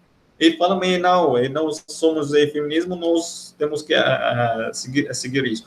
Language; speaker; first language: Portuguese; non-native, fluent; Arabic